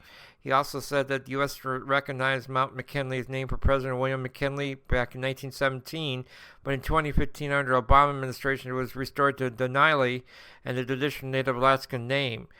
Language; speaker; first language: English; native; English